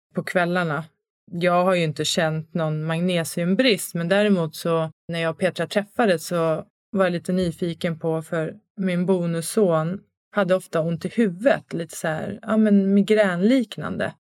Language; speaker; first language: Swedish; native; Swedish